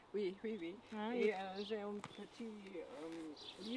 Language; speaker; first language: French; non-native, fluent; Portuguese